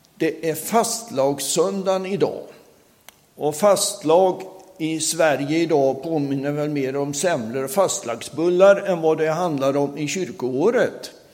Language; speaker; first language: Swedish; native; Swedish